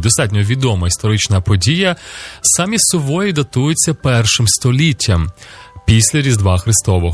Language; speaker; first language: Ukrainian; native; Ukrainian